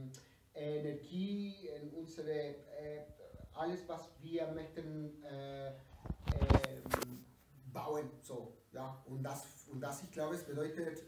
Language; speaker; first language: German; non-native, learner; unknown